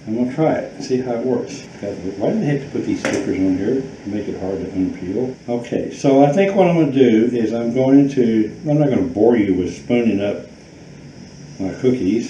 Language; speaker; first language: English; native; English